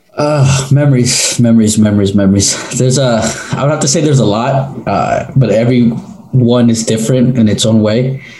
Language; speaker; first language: English; native; English